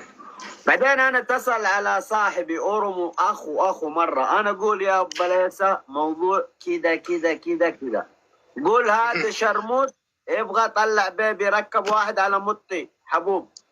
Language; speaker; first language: Arabic; non-native, learner; Oromo